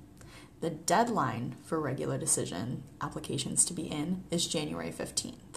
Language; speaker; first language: English; native; English